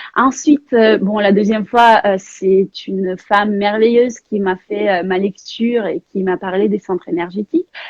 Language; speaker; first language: French; non-native, fluent; Russian